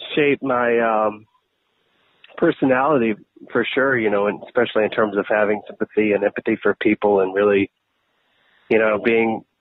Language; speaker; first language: English; native; English